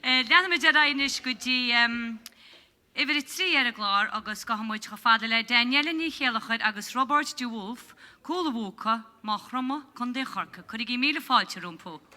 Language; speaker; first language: Irish; native; Irish